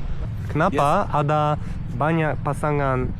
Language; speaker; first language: Indonesian; non-native, fluent; Polish